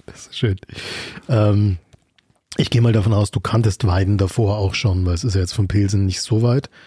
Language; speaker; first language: German; native; German